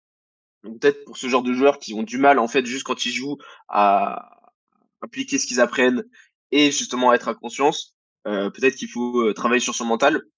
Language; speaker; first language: French; native; French